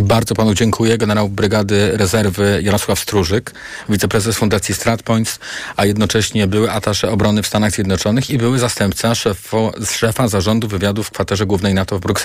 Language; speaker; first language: Polish; native; Polish